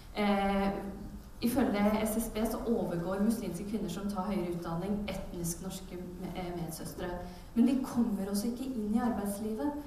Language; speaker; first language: Norwegian; early bilingual, other home language; Urdu